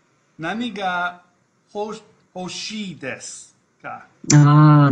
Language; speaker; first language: Japanese; non-native, learner; English